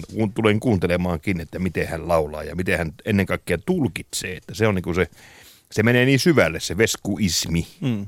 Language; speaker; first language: Finnish; native; Finnish